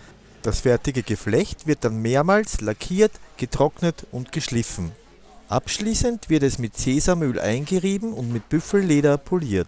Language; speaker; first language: German; native; German